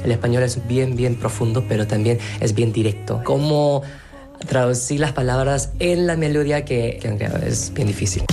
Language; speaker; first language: Spanish; non-native, fluent; Korean